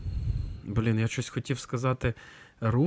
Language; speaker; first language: Ukrainian; native; Ukrainian